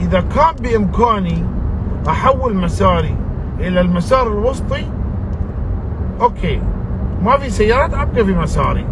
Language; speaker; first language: Arabic; native; Arabic